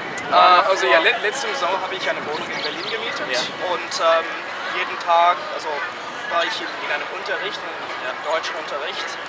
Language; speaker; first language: German; non-native, learner; English